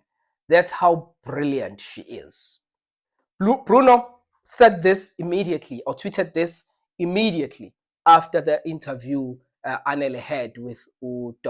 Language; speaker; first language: English; non-native, local second language; Zulu